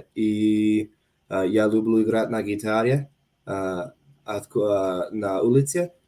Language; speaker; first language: Russian; non-native, learner; English